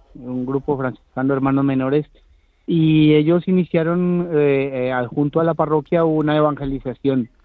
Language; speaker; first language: Spanish; native; Spanish